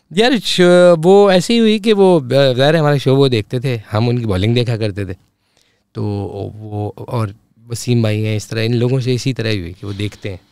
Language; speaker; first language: Urdu; native; Urdu